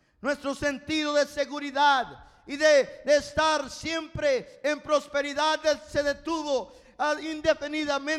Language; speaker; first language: Spanish; non-native, fluent; English